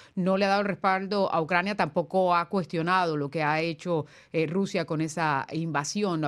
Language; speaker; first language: Spanish; non-native, fluent; Ukrainian